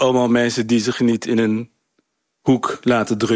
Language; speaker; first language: Dutch; early bilingual, other home language; Turkish